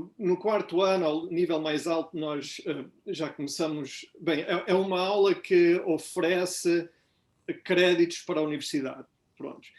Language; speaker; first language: Portuguese; native; Portuguese